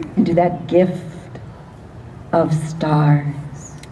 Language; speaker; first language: English; native; English